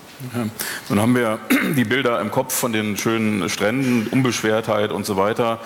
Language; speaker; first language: German; native; German